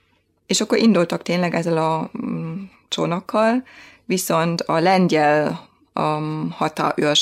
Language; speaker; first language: Hungarian; non-native, fluent; German